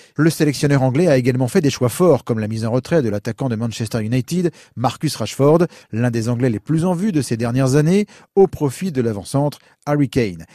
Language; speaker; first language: French; native; French